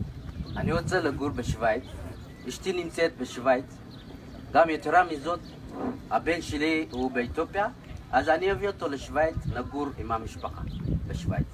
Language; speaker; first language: Hebrew; non-native, learner; Tigrinya